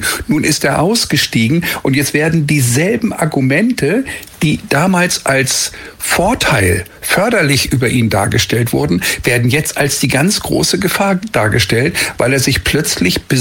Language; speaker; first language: German; native; German